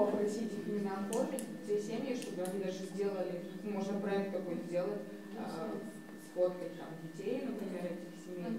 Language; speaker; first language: Russian; native; Russian